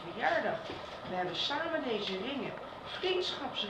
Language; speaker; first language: Dutch; native; Dutch